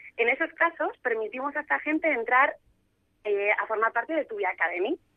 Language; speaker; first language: Spanish; native; Spanish